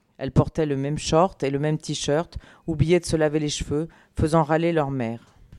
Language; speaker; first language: French; native; French